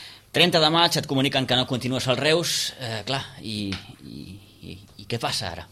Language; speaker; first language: Catalan; native; Catalan